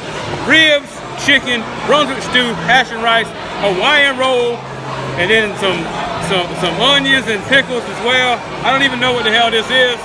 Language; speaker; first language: English; native; English